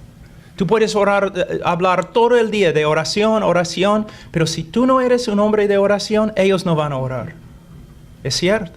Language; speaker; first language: Spanish; non-native, fluent; English